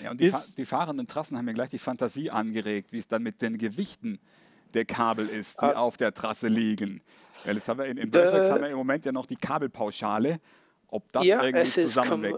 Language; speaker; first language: German; native; German